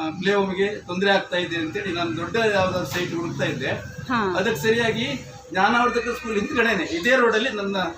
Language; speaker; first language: Kannada; native; Kannada